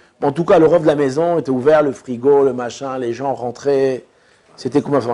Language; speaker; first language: French; native; French